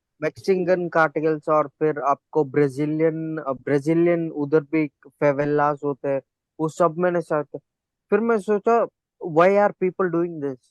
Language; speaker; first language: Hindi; non-native, local second language; Kannada